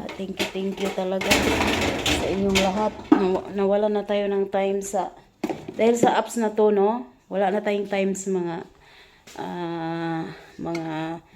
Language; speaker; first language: Filipino; non-native, local second language; Cebuano